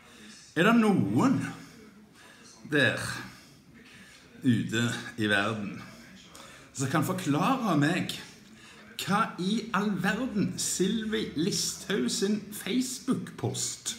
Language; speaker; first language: Norwegian; native; Norwegian